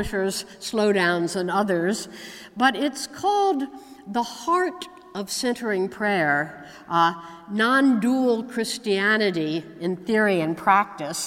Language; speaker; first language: English; native; English